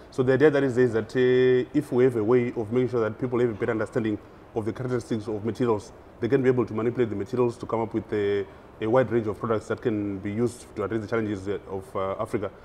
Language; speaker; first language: English; non-native, local second language; Shona